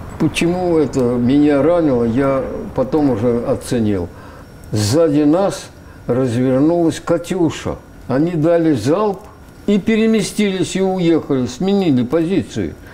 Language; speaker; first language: Russian; native; Russian